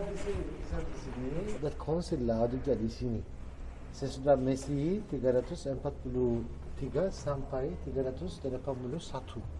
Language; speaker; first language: Indonesian; non-native, learner; Turkish